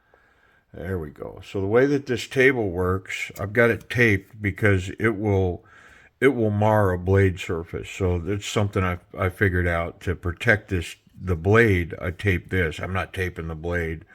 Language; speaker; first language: English; native; English